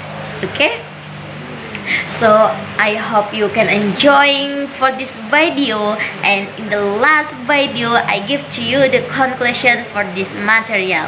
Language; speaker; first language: English; non-native, learner; Indonesian